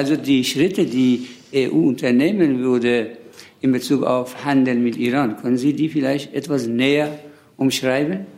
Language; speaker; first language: German; non-native, fluent; Persian